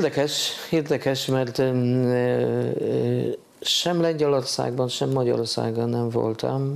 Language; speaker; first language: Hungarian; non-native, fluent; Polish